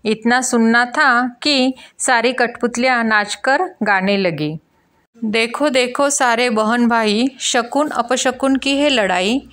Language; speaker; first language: Hindi; non-native, local second language; Marathi